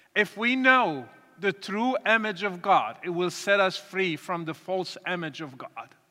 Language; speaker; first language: English; non-native, fluent; Arabic